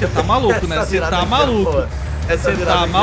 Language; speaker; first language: Portuguese; native; Portuguese